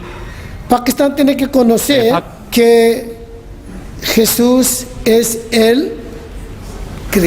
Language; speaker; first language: Spanish; non-native, learner; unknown